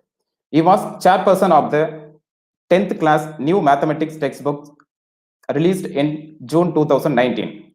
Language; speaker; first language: English; non-native, local second language; Tamil